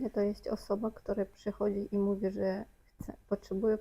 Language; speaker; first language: Polish; non-native, fluent; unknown